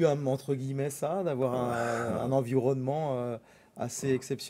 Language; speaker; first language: French; native; French